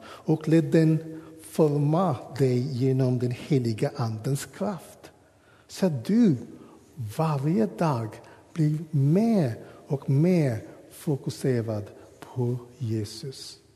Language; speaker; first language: Swedish; non-native, fluent; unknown